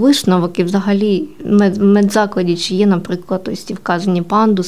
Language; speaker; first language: Ukrainian; native; Ukrainian